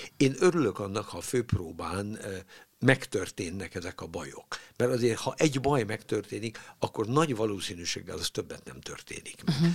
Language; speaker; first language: Hungarian; native; Hungarian